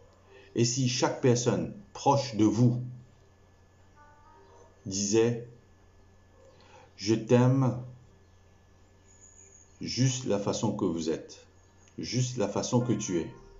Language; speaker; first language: French; non-native, local second language; Morisyen